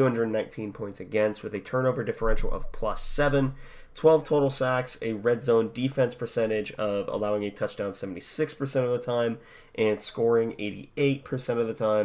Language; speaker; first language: English; native; English